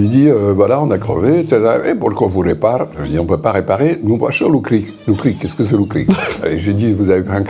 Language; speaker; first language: French; native; French